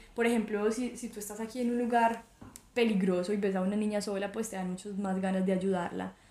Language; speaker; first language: Spanish; native; Spanish